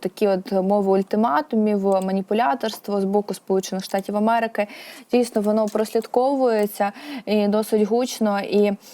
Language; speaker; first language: Ukrainian; native; Ukrainian